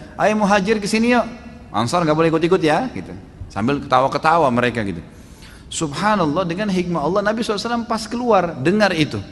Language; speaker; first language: Indonesian; native; Indonesian